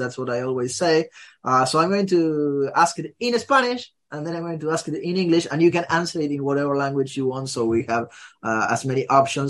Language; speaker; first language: English; non-native, fluent; Spanish